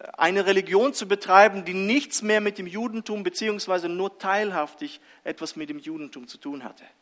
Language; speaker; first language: German; early bilingual, other home language; Russian